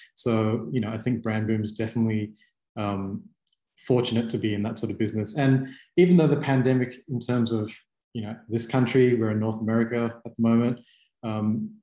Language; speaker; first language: English; native; English